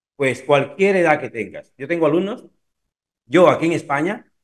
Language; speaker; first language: Spanish; native; Spanish